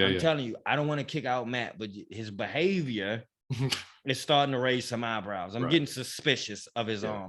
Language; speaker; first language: English; native; English